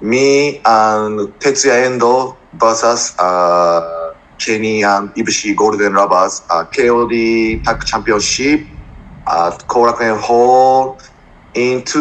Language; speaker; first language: English; non-native, learner; Japanese